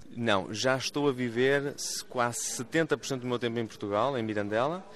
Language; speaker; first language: Portuguese; native; Portuguese